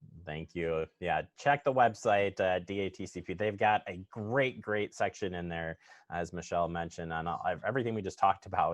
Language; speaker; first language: English; native; English